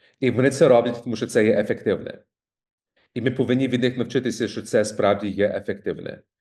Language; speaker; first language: Ukrainian; early bilingual, heritage; Ukrainian